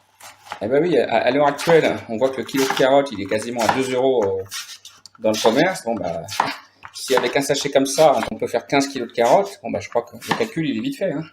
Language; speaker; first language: French; native; French